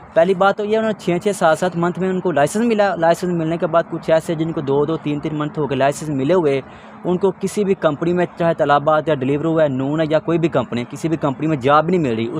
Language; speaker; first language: Urdu; non-native, local second language; Punjabi